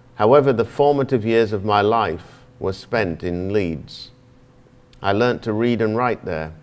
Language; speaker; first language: English; native; English